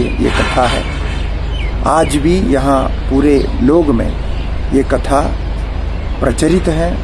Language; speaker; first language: Hindi; non-native, local second language; Malayalam